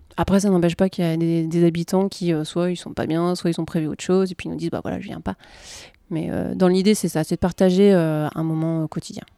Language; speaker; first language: French; native; French